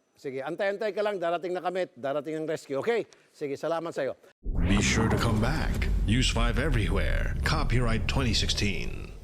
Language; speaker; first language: Filipino; native; Filipino